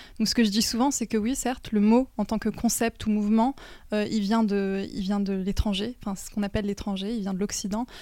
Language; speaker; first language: French; native; French